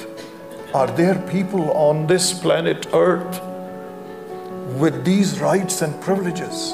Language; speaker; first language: English; non-native, local second language; Punjabi